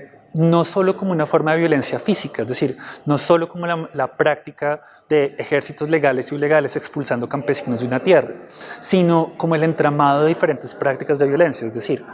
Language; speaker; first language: Spanish; native; Spanish